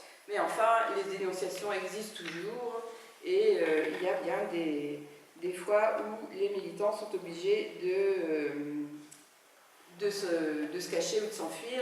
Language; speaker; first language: French; native; French